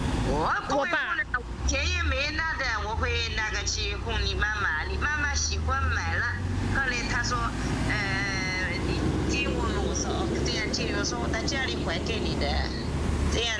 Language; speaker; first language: Chinese; non-native, local second language; Wu Chinese